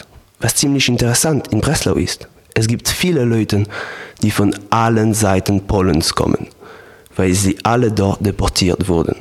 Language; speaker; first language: German; non-native, learner; Polish